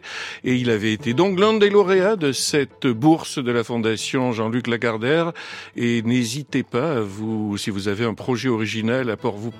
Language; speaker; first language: French; native; French